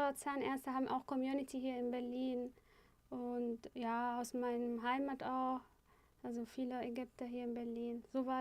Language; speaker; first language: German; non-native, fluent; Arabic